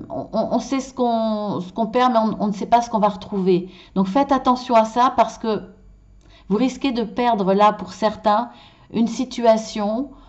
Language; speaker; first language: French; native; French